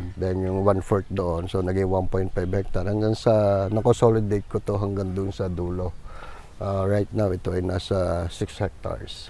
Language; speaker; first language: Filipino; native; Filipino